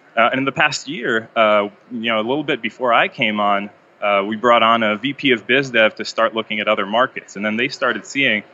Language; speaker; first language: English; non-native, fluent; Hebrew